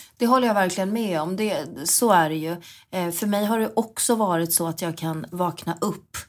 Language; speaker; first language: Swedish; native; Swedish